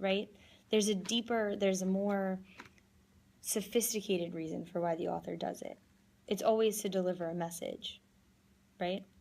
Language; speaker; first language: English; native; English